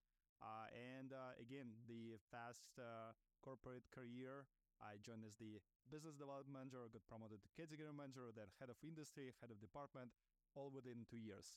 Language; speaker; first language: English; non-native, fluent; Russian